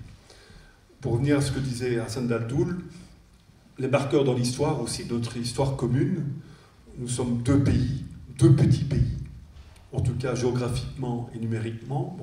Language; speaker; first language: French; native; French